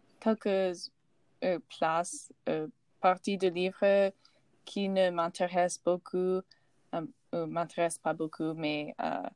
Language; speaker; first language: French; non-native, learner; English